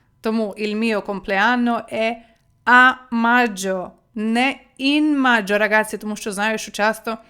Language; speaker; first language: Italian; non-native, fluent; Ukrainian